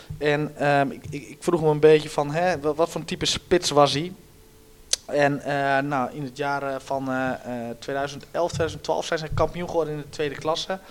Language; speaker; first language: Dutch; native; Dutch